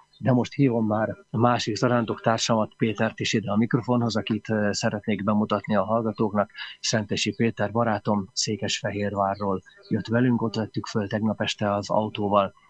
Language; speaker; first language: Hungarian; native; Hungarian